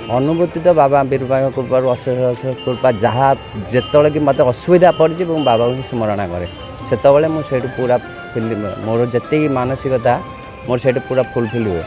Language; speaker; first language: Odia; native; Odia